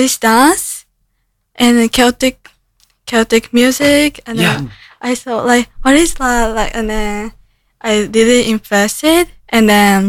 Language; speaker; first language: English; non-native, learner; Japanese